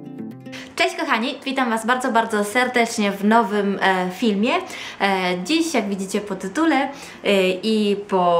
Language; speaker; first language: Polish; non-native, fluent; Italian